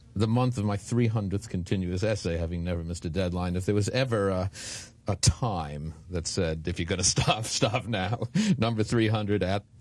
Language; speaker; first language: English; native; English